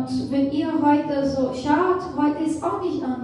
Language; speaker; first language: German; non-native, fluent; Portuguese